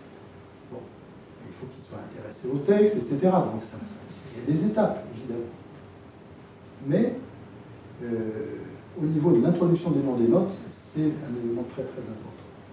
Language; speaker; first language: French; native; French